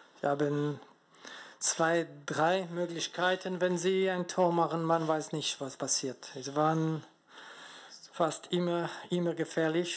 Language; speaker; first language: German; non-native, fluent; French